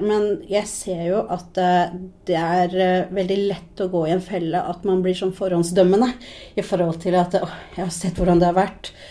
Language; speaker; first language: Norwegian; early bilingual, other home language; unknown